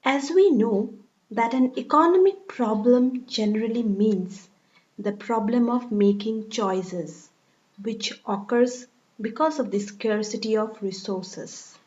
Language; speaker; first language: English; non-native, local second language; Assamese